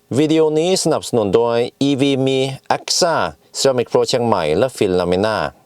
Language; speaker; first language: Thai; non-native, fluent; Swedish